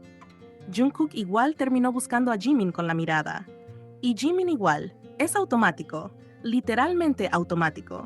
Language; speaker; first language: Spanish; native; Spanish